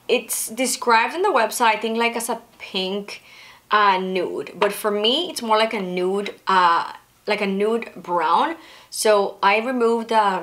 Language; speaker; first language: English; non-native, fluent; Spanish